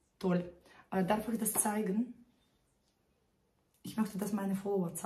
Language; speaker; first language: German; non-native, learner; Russian